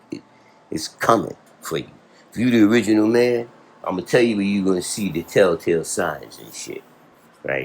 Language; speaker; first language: English; native; English